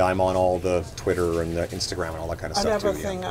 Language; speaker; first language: English; native; English